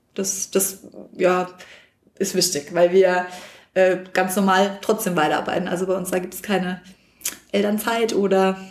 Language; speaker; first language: German; native; German